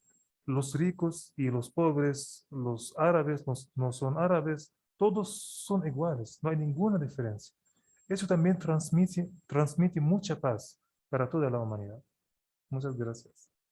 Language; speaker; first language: Spanish; non-native, fluent; Arabic